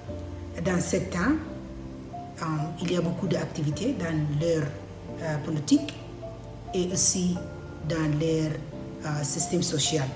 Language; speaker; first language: French; non-native, learner; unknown